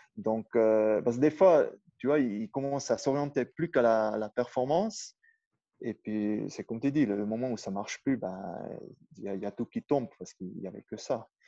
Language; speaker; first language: French; non-native, local second language; Swiss German